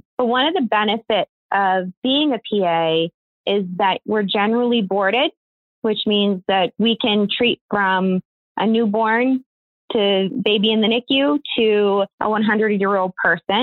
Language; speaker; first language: English; native; English